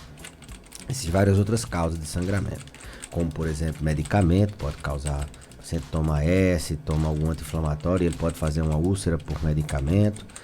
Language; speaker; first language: Portuguese; native; Portuguese